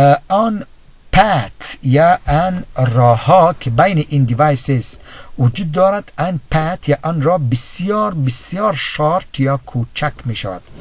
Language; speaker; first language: Persian; native; Persian